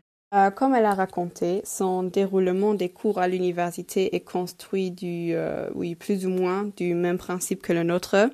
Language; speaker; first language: French; non-native, local second language; Luxembourgish